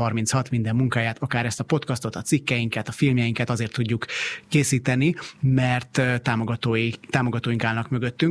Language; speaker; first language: Hungarian; native; Hungarian